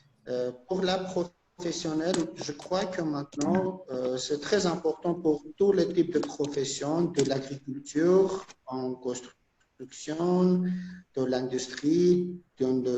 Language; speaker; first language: French; non-native, fluent; Armenian